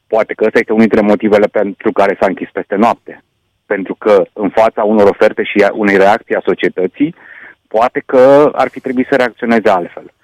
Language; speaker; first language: Romanian; non-native, local second language; Hungarian